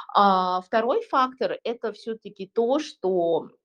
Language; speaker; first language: Russian; non-native, fluent; Chinese